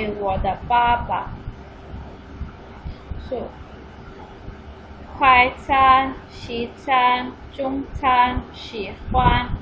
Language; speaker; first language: Chinese; non-native, fluent; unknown